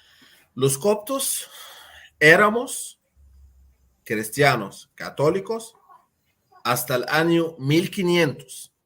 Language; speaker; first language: Spanish; non-native, fluent; Arabic